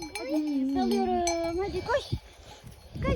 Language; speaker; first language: Turkish; native; Turkish